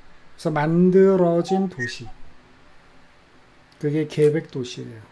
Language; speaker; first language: Korean; native; Korean